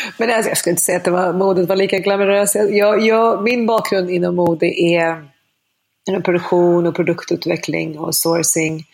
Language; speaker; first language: Swedish; early bilingual, other home language; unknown